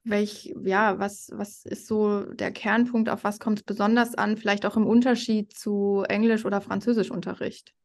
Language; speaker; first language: German; native; German